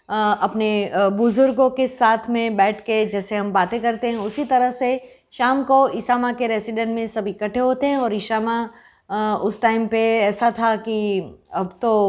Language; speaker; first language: Hindi; non-native, local second language; Gujarati